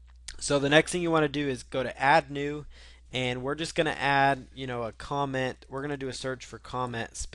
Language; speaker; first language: English; native; English